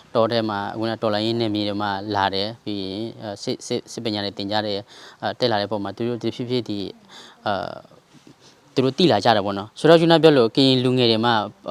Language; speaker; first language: Burmese; non-native, local second language; S'gaw Karen